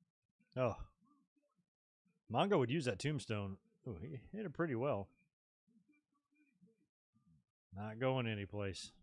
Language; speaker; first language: English; native; English